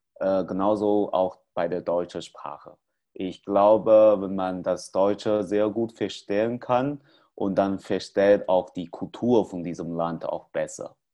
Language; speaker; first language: German; non-native, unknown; Chinese